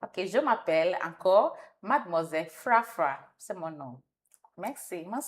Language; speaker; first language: French; non-native, fluent; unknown